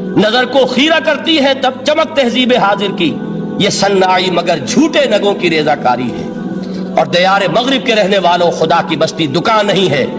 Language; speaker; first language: Urdu; native; Urdu